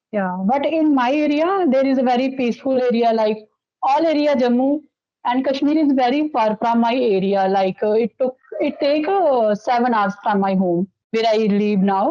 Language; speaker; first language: English; non-native, local second language; Dogri